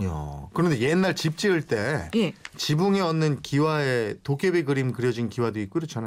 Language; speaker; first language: Korean; native; Korean